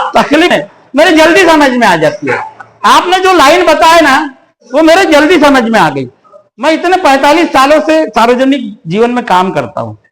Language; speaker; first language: Hindi; native; Hindi